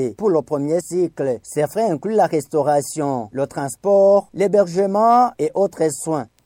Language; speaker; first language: French; non-native, local second language; Rundi